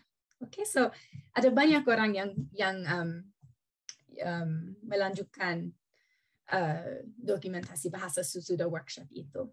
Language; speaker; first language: Indonesian; non-native, learner; English